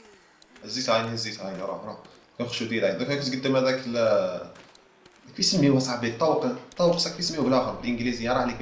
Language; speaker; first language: Arabic; native; Arabic